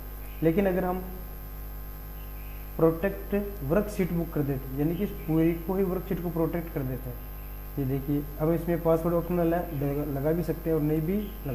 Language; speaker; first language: Hindi; native; Hindi